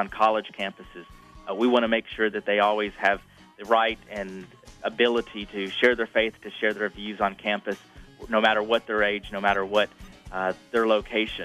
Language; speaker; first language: English; native; English